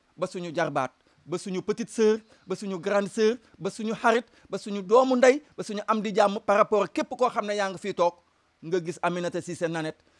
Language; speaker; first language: Wolof; native; Wolof